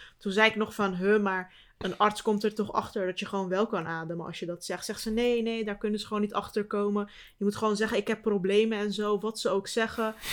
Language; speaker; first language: Dutch; early bilingual, other home language; Turkish